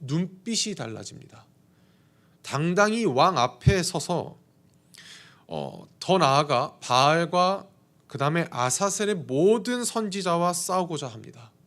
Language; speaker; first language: Korean; native; Korean